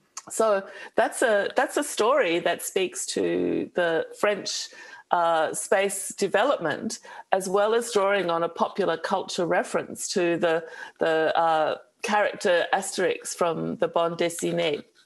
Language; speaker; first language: English; native; English